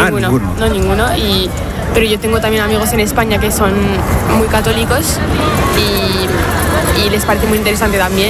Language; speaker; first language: Spanish; non-native, fluent; French